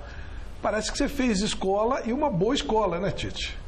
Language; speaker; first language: Portuguese; native; Portuguese